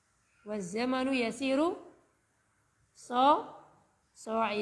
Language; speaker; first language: Arabic; non-native, fluent; Indonesian